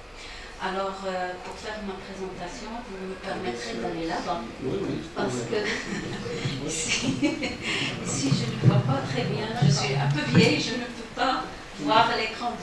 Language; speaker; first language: French; non-native, local second language; Arabic